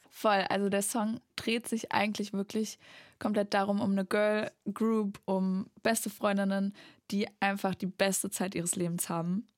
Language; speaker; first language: German; native; German